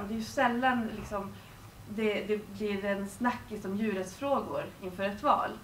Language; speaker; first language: Swedish; native; Swedish